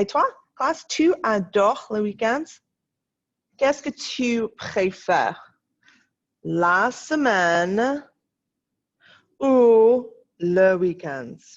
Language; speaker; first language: French; non-native, fluent; English